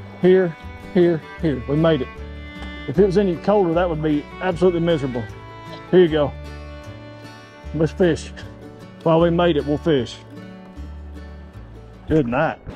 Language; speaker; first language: English; native; English